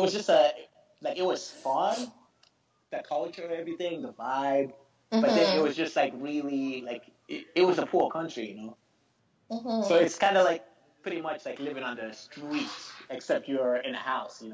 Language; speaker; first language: English; non-native, local second language; Shona